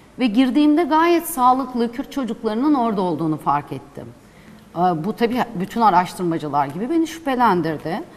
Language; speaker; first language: Turkish; non-native, local second language; Kurdish